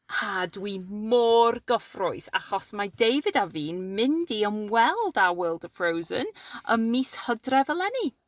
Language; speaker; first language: Welsh; non-native, learner; English